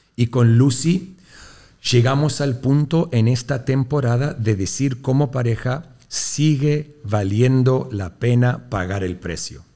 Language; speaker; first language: Spanish; early bilingual, heritage; Spanish